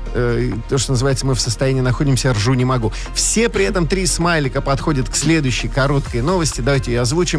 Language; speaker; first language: Russian; native; Russian